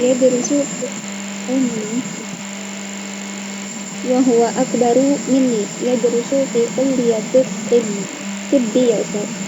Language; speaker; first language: Arabic; non-native, learner; Indonesian